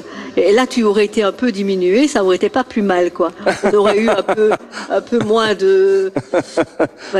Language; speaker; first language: French; native; French